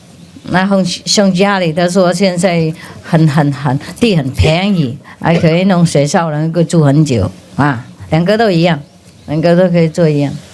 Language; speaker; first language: Chinese; non-native, fluent; Vietnamese